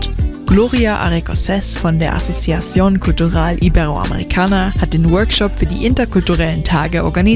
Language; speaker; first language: German; native; German